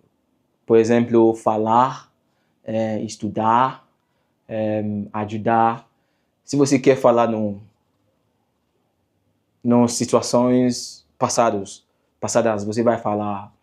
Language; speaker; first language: Portuguese; non-native, learner; English